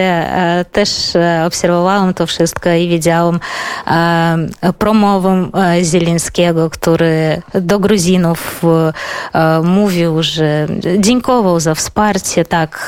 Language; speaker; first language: Polish; non-native, fluent; Belarusian